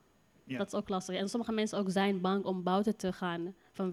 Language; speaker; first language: Dutch; non-native, learner; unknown